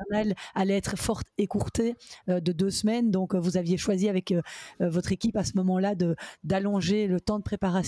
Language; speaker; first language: French; native; French